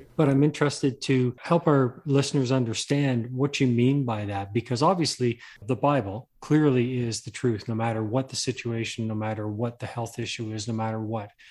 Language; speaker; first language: English; native; English